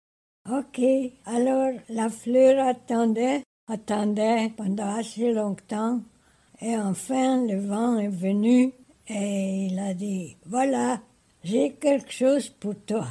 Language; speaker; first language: French; non-native, fluent; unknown